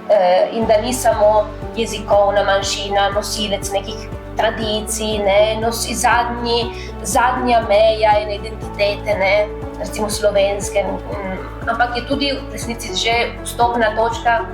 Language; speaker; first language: Slovenian; early bilingual, heritage; Slovenian